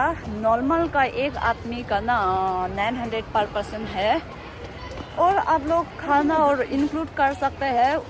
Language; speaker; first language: Hindi; non-native, fluent; Tibetan